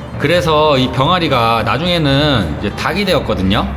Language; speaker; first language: Korean; native; Korean